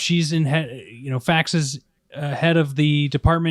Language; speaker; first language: English; native; English